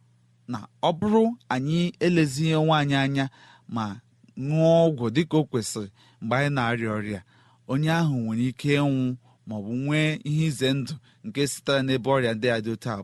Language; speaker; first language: Igbo; native; Igbo